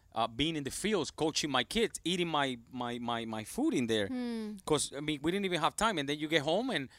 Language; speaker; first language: English; non-native, fluent; Spanish